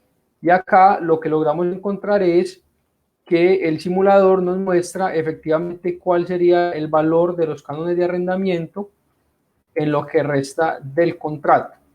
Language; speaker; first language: Spanish; native; Spanish